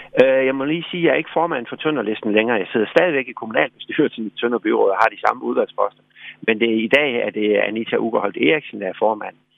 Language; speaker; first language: Danish; native; Danish